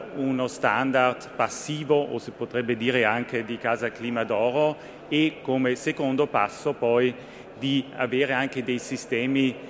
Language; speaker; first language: Italian; non-native, fluent; German